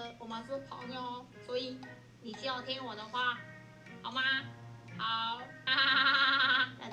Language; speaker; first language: Chinese; non-native, learner; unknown